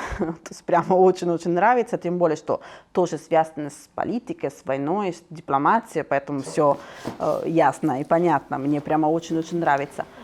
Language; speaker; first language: Russian; non-native, fluent; Italian